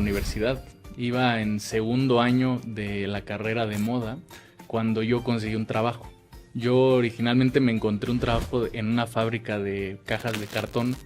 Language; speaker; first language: Spanish; native; Spanish